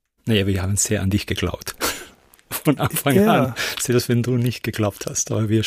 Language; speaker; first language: German; non-native, fluent; Spanish